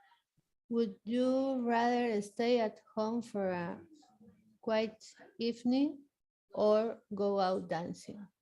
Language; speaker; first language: English; non-native, learner; Spanish